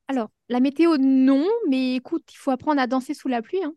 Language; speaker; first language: French; native; French